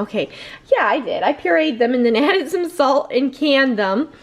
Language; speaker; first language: English; native; English